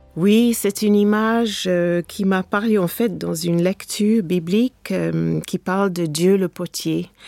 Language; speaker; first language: French; non-native, fluent; English